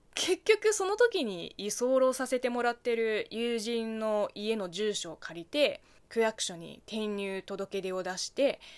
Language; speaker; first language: Japanese; non-native, fluent; Chinese